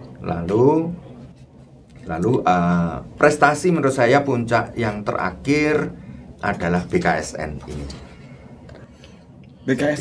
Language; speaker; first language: Indonesian; native; Indonesian